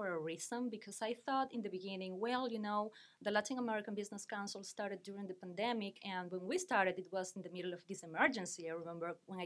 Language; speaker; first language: English; non-native, fluent; Spanish